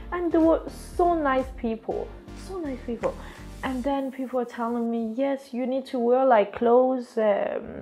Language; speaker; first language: English; non-native, fluent; Swedish